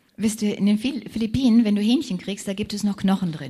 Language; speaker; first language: German; native; German